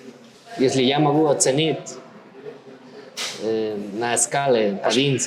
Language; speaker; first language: Russian; non-native, learner; Spanish